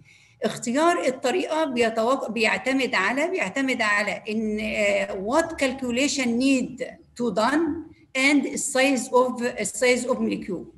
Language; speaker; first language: Arabic; native; Arabic